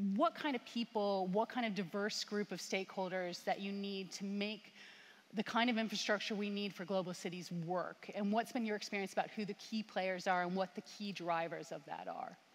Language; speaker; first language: English; native; English